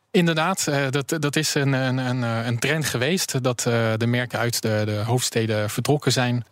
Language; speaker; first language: Dutch; early bilingual, heritage; Dutch